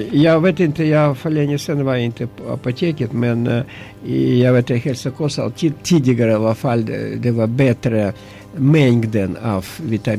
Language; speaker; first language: Swedish; non-native, learner; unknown